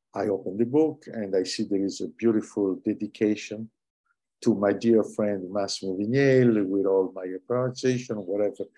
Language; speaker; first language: English; non-native, fluent; Italian